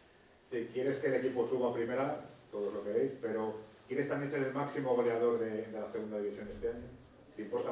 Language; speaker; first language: Spanish; native; Spanish